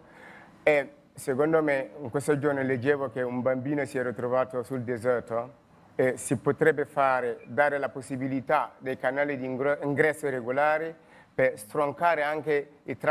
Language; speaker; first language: Italian; non-native, fluent; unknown